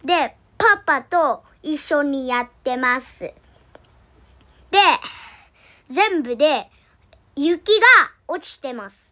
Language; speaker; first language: Japanese; non-native, learner; Indonesian